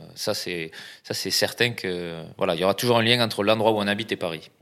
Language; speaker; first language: French; native; French